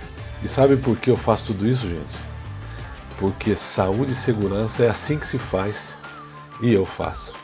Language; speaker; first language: Portuguese; native; Portuguese